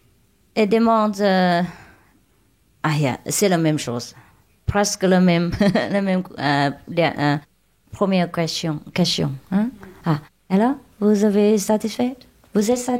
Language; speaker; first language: French; non-native, learner; Chinese